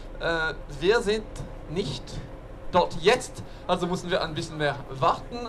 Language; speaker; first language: German; non-native, learner; Norwegian